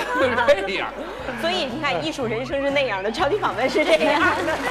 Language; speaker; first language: Chinese; native; Chinese